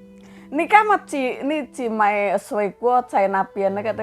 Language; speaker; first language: Chinese; non-native, learner; Javanese